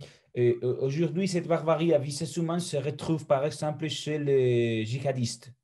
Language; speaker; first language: French; non-native, fluent; Spanish